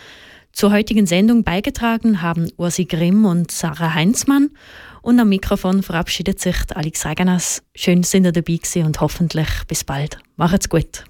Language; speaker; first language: German; native; German